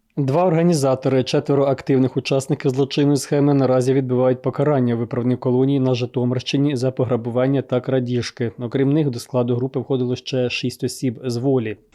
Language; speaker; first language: Ukrainian; native; Ukrainian